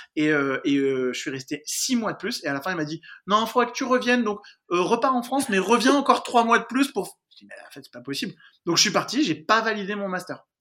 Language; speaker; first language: French; native; French